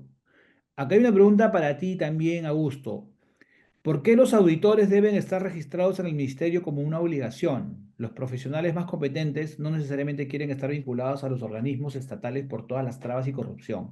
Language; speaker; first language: Spanish; native; Spanish